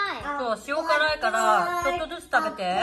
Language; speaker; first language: Japanese; native; Japanese